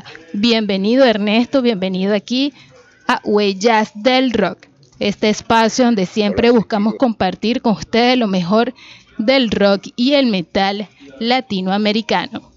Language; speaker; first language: Spanish; native; Spanish